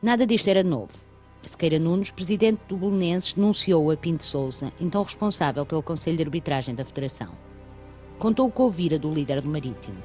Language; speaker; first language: Portuguese; native; Portuguese